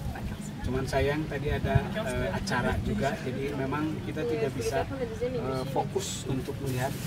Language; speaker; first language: Indonesian; non-native, local second language; Sundanese